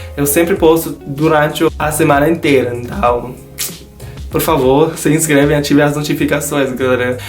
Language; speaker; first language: Portuguese; non-native, learner; English